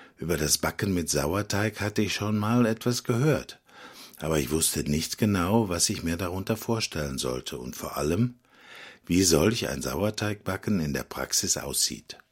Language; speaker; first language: German; non-native, fluent; Slovak